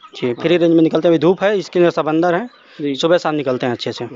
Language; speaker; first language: Hindi; native; Hindi